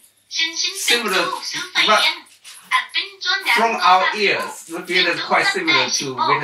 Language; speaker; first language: English; non-native, learner; Chinese